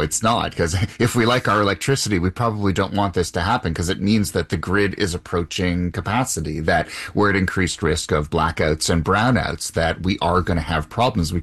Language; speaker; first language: English; native; English